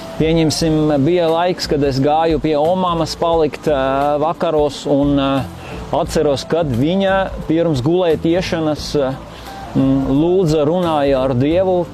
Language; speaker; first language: Latvian; non-native, fluent; Armenian